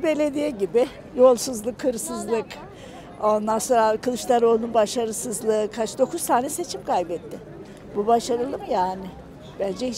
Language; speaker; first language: Turkish; native; Turkish